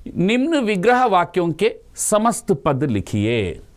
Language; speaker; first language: Hindi; non-native, local second language; Telugu